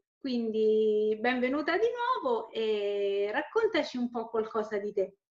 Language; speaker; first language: Italian; native; Italian